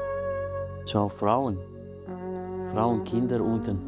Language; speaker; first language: German; non-native, learner; Arabic